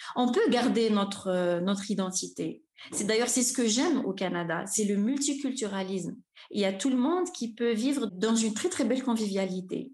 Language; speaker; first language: French; non-native, local second language; Arabic